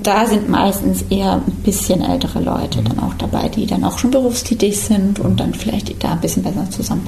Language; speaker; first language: German; native; German